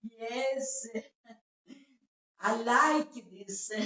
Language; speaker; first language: English; non-native, learner; Italian